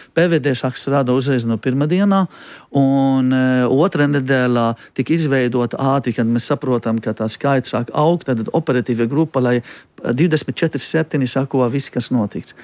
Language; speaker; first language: Latvian; non-native, fluent; Arabic